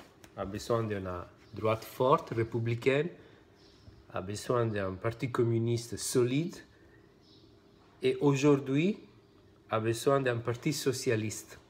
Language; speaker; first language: French; non-native, fluent; Italian